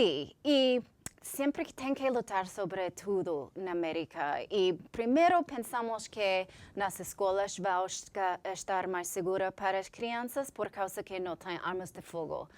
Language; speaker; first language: Portuguese; non-native, learner; English